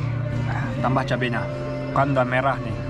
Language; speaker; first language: Indonesian; early bilingual, heritage; German